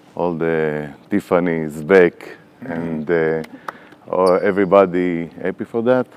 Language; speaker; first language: English; non-native, learner; Hebrew